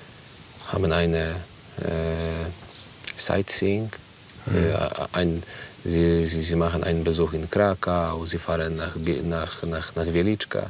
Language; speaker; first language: German; non-native, learner; Polish